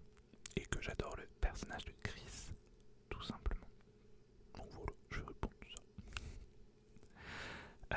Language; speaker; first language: French; native; French